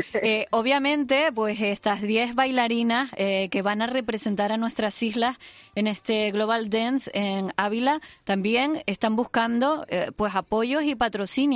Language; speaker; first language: Spanish; native; Spanish